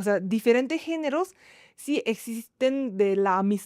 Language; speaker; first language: Spanish; non-native, fluent; Korean